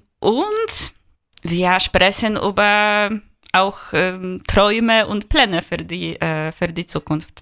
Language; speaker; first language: German; non-native, fluent; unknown